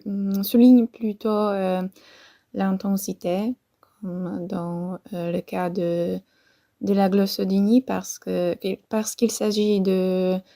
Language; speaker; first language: French; non-native, fluent; Polish